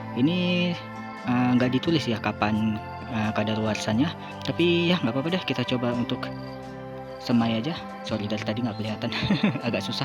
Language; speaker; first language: Indonesian; native; Indonesian